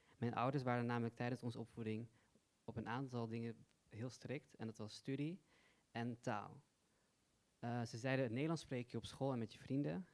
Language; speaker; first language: Dutch; early bilingual, other home language; Persian